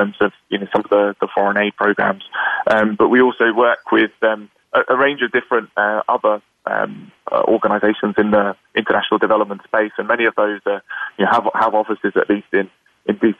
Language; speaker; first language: English; native; English